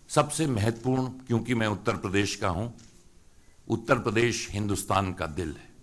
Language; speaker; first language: Hindi; native; Hindi